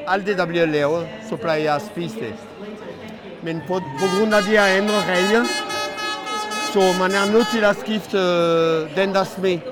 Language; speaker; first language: Danish; non-native, fluent; French